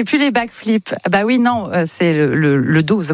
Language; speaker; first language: French; native; French